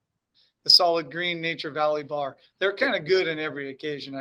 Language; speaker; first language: English; native; English